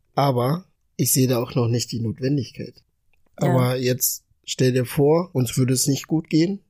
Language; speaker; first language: German; early bilingual, other home language; Ga